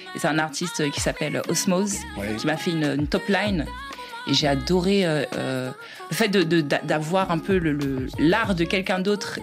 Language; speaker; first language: French; native; French